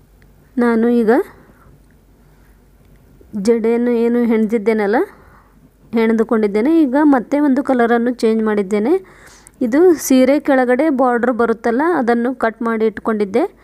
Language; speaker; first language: Kannada; native; Kannada